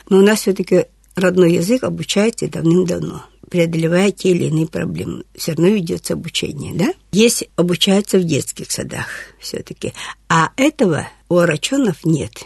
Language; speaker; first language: Russian; non-native, local second language; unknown